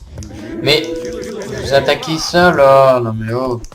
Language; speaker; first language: French; native; French